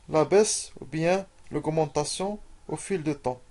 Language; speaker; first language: French; non-native, local second language; Arabic